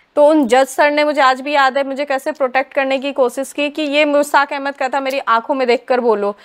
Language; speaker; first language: Hindi; native; Hindi